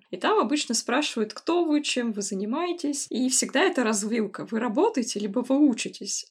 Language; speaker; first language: Russian; native; Russian